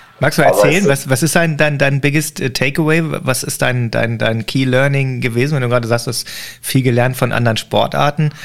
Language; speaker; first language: German; native; German